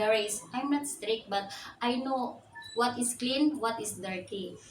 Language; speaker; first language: English; non-native, local second language; Cebuano